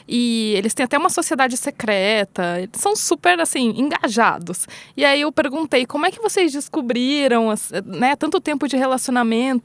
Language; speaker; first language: Portuguese; native; Portuguese